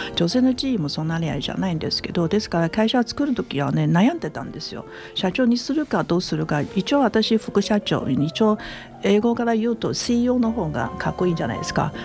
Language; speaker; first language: Japanese; non-native, fluent; Chinese